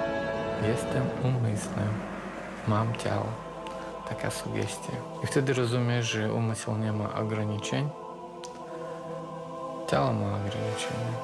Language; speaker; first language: Polish; non-native, learner; Russian